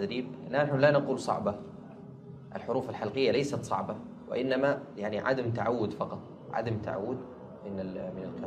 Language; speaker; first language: Arabic; native; Arabic